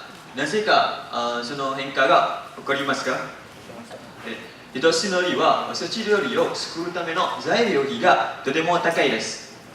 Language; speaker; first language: Japanese; non-native, learner; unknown